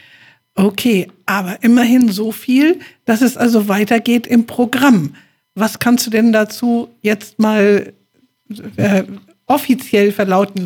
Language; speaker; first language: German; native; German